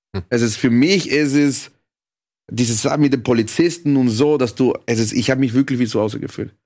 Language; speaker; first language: German; non-native, fluent; Spanish